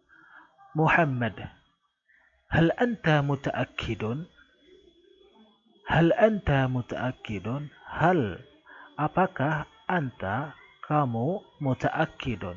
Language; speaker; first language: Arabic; non-native, fluent; Indonesian